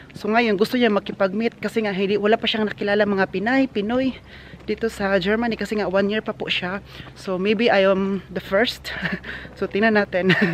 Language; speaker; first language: Filipino; non-native, local second language; Cebuano